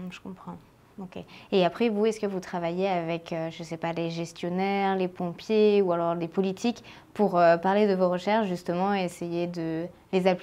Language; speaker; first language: French; native; French